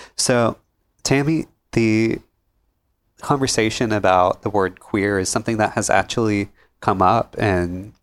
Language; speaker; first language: English; native; English